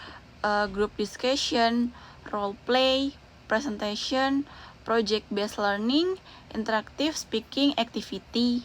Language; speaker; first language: English; non-native, learner; Indonesian